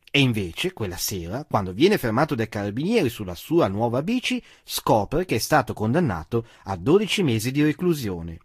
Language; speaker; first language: Italian; native; Italian